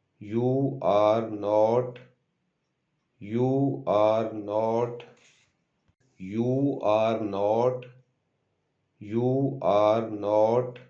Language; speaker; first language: English; non-native, local second language; Urdu